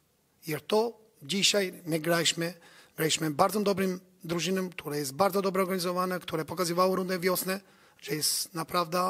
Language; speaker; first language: Polish; non-native, learner; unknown